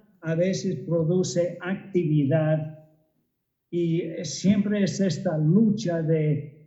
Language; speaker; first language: Spanish; non-native, fluent; English